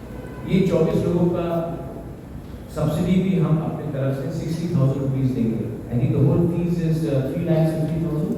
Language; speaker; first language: Hindi; non-native, local second language; Kok Borok